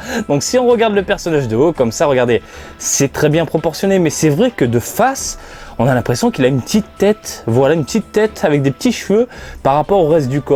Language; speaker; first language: French; native; French